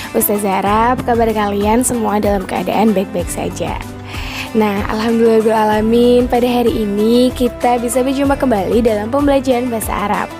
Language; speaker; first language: Indonesian; native; Indonesian